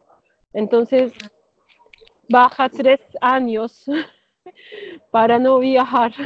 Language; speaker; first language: Spanish; non-native, learner; Turkish